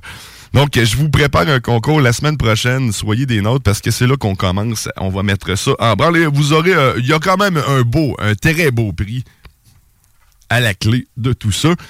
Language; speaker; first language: French; native; French